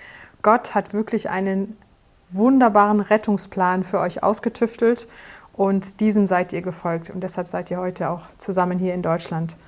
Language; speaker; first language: German; native; German